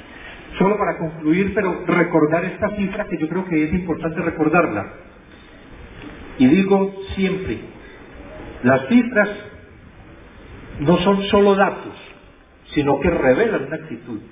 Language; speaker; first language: Spanish; native; Spanish